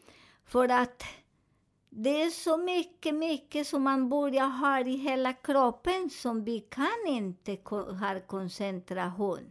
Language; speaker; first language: Swedish; non-native, learner; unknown